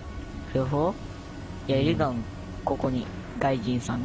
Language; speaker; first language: Japanese; native; Japanese